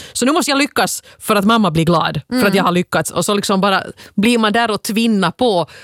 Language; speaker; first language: Swedish; native; Swedish